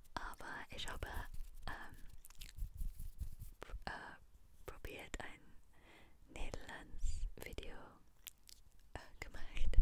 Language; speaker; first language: German; non-native, learner; English